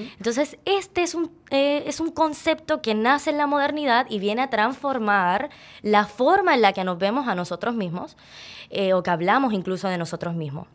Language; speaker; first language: Spanish; native; Spanish